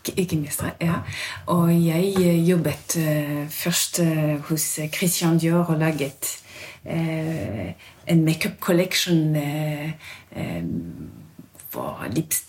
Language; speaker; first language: Norwegian; non-native, fluent; French